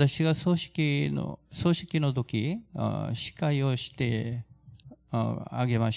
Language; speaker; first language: Japanese; non-native, fluent; Korean